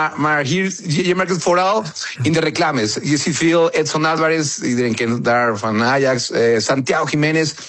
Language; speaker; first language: Dutch; non-native, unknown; Spanish